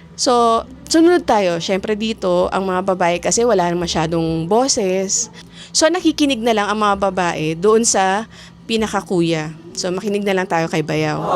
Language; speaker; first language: Filipino; native; Filipino